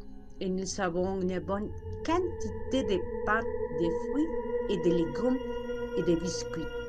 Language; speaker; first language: French; non-native, learner; Spanish